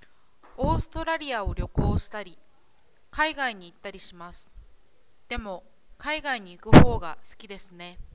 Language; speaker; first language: Japanese; non-native, learner; English